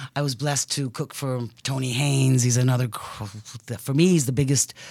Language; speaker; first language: English; early bilingual, other home language; Italian